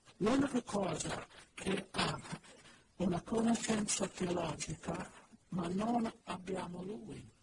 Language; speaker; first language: Italian; non-native, fluent; English